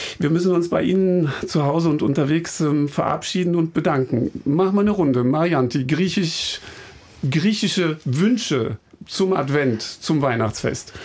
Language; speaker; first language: German; native; German